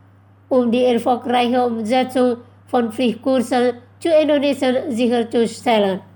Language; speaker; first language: German; non-native, fluent; Indonesian